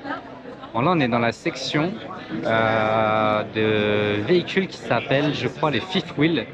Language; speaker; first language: French; native; French